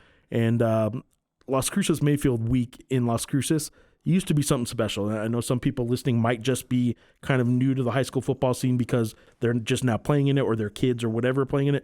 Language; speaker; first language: English; native; English